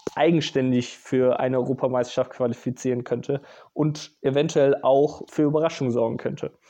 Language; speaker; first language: German; native; German